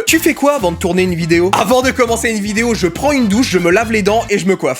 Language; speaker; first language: French; native; French